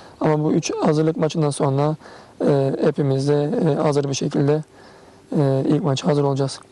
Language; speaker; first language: Turkish; native; Turkish